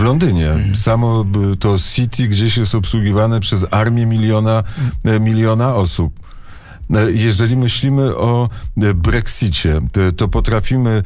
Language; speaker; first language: Polish; native; Polish